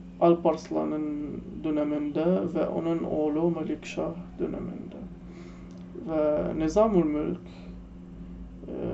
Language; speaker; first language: Turkish; non-native, learner; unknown